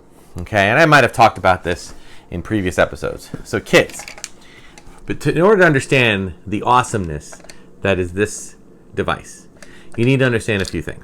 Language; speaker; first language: English; native; English